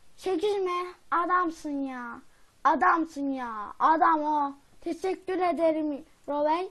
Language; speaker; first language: Turkish; native; Turkish